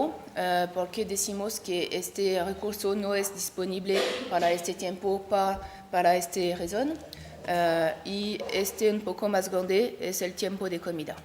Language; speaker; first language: Spanish; non-native, learner; French